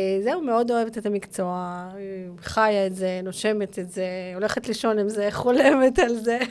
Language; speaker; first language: Hebrew; non-native, fluent; Russian